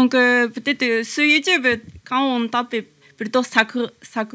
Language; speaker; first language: French; non-native, learner; Japanese